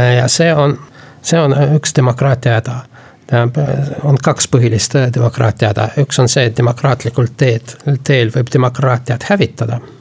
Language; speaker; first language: Estonian; non-native, local second language; Russian